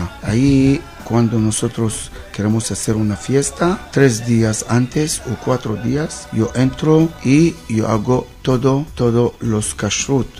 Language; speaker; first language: Spanish; non-native, learner; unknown